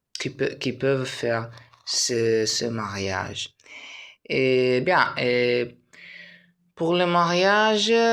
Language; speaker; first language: French; non-native, learner; Spanish